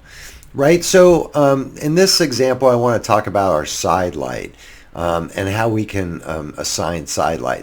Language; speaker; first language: English; native; English